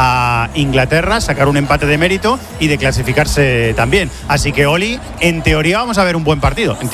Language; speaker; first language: Spanish; native; Spanish